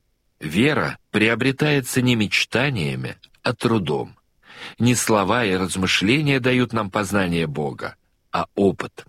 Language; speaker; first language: Russian; native; Russian